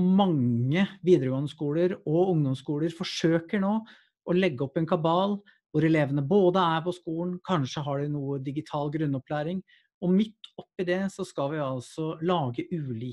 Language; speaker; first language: Norwegian; native; Norwegian